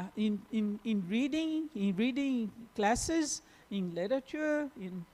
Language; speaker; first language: English; non-native, fluent; Portuguese